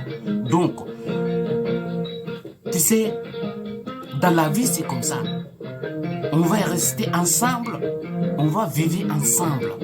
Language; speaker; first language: French; non-native, local second language; Soninke